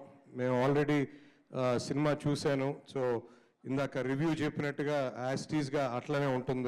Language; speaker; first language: Telugu; native; Telugu